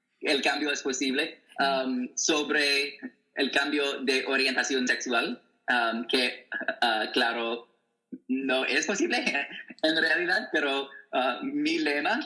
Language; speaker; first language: Spanish; non-native, learner; English